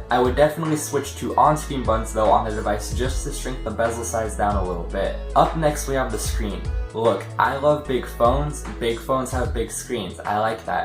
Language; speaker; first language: English; native; English